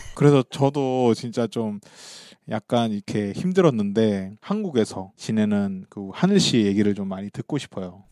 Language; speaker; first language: Korean; native; Korean